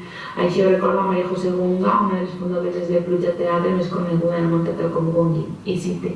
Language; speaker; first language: Catalan; native; Catalan